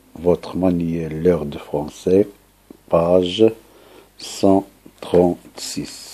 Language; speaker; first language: French; non-native, local second language; Arabic